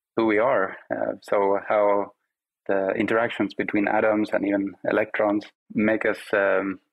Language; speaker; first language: English; non-native, fluent; Swedish